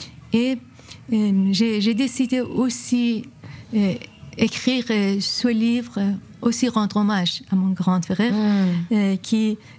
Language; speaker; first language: French; non-native, fluent; Persian